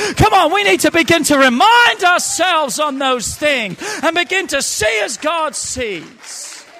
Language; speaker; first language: English; native; English